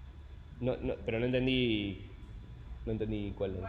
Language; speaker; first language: Spanish; native; Spanish